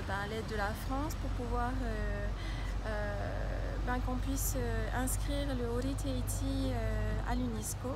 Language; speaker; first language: French; non-native, fluent; Japanese